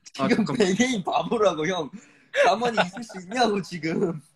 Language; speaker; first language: Korean; early bilingual, heritage; Korean